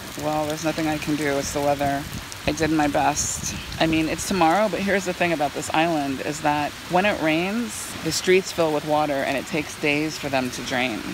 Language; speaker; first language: English; native; English